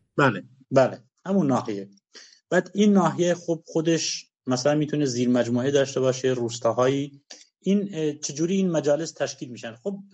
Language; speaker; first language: Persian; non-native, local second language; Kurdish